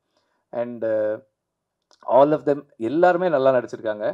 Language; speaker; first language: Tamil; native; Tamil